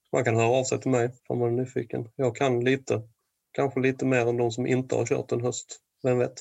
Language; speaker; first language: Swedish; native; Swedish